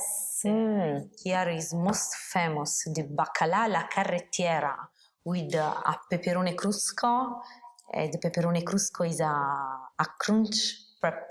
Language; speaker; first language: English; non-native, learner; Italian